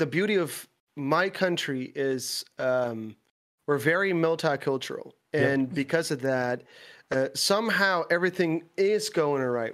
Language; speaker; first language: English; non-native, fluent; Dutch